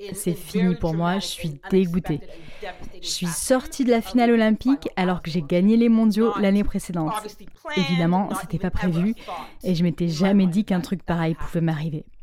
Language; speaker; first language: French; non-native, local second language; English